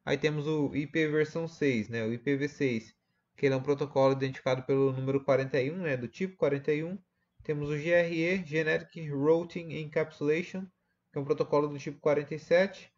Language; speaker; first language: Portuguese; native; Portuguese